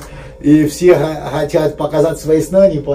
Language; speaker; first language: Russian; non-native, fluent; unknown